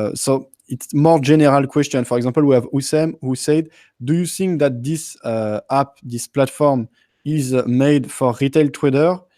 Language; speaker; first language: English; non-native, learner; French